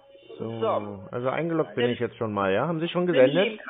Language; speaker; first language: German; native; German